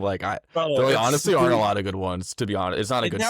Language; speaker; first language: English; native; English